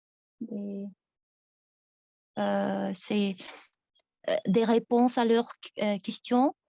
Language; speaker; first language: French; non-native, fluent; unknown